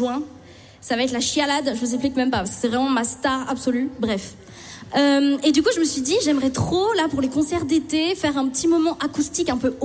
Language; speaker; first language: French; native; French